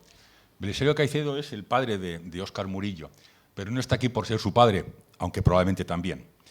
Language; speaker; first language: Spanish; native; Spanish